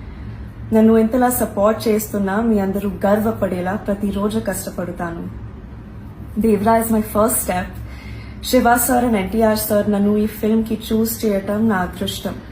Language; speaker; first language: Telugu; non-native, learner; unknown